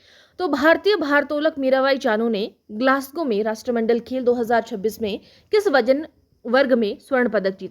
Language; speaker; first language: Hindi; native; Hindi